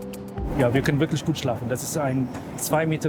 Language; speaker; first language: German; non-native, fluent; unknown